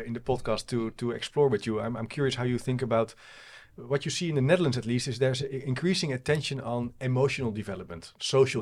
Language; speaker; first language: English; non-native, fluent; Dutch